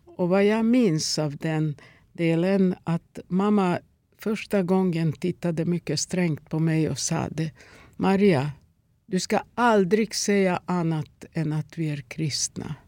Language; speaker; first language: Swedish; non-native, fluent; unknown